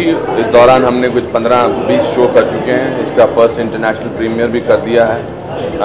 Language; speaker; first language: Hindi; native; Hindi